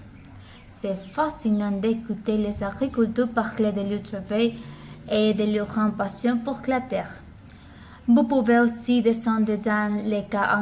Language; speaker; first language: French; non-native, learner; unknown